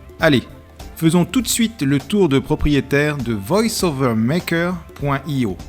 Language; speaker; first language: French; native; French